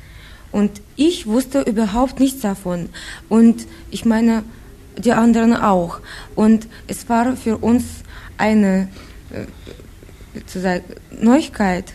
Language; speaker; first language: German; non-native, fluent; Russian